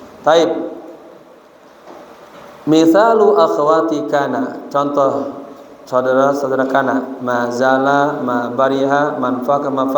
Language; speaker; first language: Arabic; non-native, fluent; Indonesian